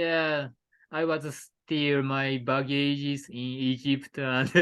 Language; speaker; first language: English; non-native, learner; Japanese